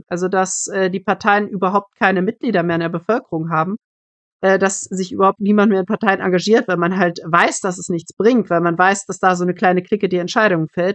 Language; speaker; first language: German; native; German